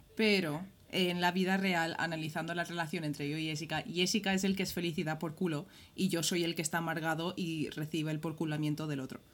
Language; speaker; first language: Spanish; early bilingual, other home language; English